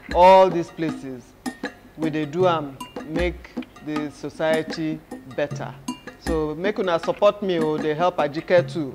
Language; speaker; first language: Nigerian Pidgin; non-native, local second language; Yoruba